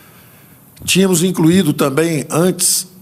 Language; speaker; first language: Portuguese; native; Portuguese